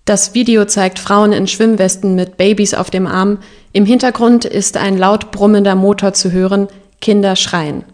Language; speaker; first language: German; native; German